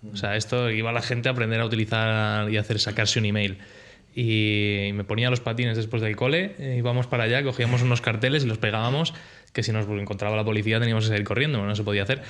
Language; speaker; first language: Spanish; early bilingual, heritage; Spanish